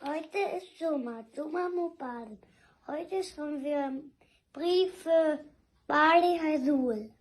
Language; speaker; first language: German; early bilingual, other home language; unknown